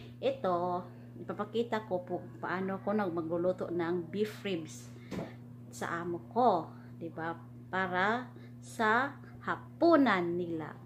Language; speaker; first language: Filipino; non-native, local second language; Cebuano